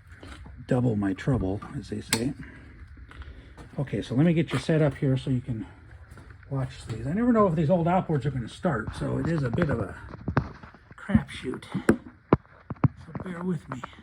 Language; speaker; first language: English; native; English